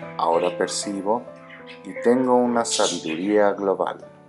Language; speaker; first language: Spanish; native; Spanish